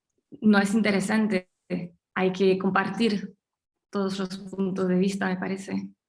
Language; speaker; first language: Spanish; non-native, fluent; French